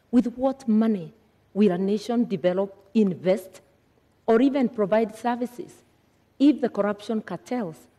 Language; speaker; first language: English; non-native, local second language; Kikuyu